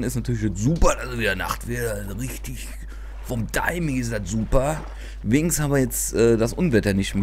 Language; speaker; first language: German; native; German